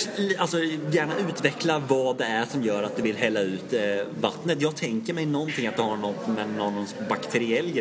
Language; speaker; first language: Swedish; native; Swedish